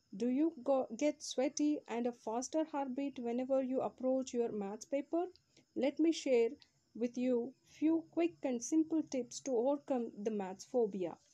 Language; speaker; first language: English; non-native, local second language; Kannada